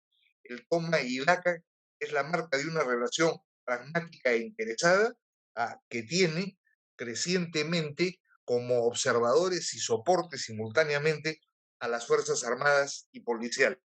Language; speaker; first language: Spanish; native; Spanish